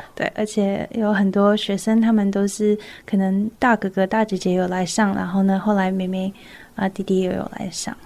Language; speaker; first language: Chinese; early bilingual, heritage; Chinese